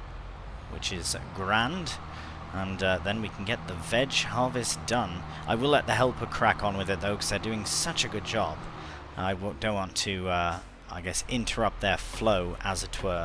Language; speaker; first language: English; native; English